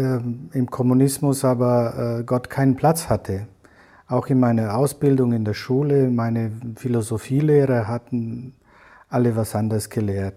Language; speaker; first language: German; non-native, fluent; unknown